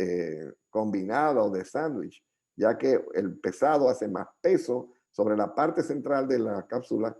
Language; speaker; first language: Spanish; native; Spanish